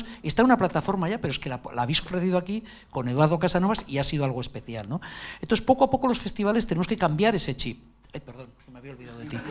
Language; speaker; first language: Spanish; native; Spanish